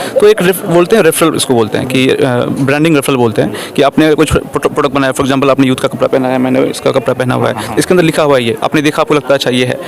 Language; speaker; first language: Hindi; non-native, local second language; Maithili